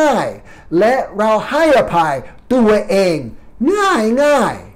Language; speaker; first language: Thai; non-native, fluent; English